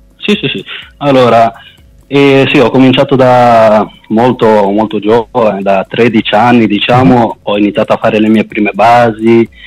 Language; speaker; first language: Italian; native; Italian